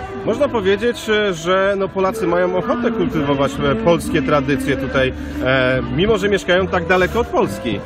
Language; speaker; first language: Polish; native; Polish